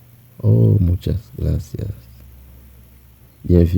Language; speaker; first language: Spanish; non-native, fluent; Haitian Creole